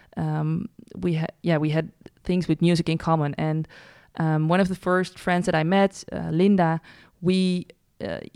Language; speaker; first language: English; non-native, fluent; Dutch